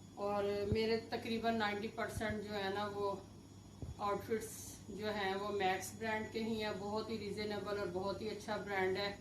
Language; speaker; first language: Urdu; native; Urdu